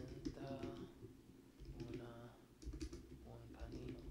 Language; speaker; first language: Italian; non-native, learner; English